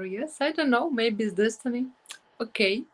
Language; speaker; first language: English; non-native, learner; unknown